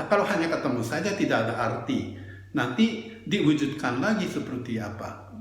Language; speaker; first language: Indonesian; non-native, fluent; Japanese